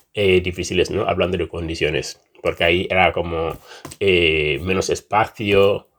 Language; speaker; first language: Spanish; non-native, fluent; Wolof